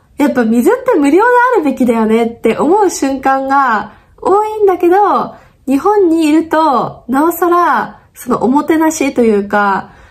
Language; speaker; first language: Japanese; non-native, fluent; German